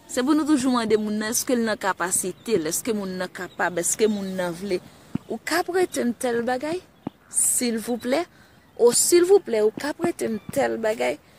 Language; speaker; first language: Haitian Creole; early bilingual, heritage; Haitian Creole